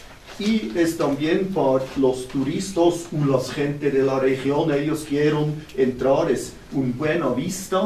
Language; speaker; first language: Spanish; non-native, learner; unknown